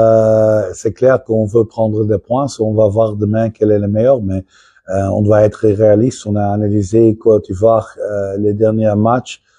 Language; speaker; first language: French; non-native, fluent; Dutch